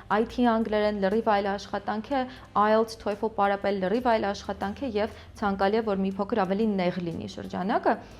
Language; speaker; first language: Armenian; early bilingual, other home language; Russian